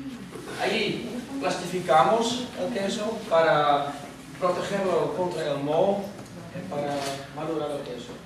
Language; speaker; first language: Spanish; non-native, fluent; Dutch